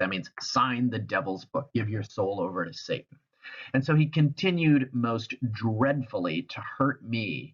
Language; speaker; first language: English; native; English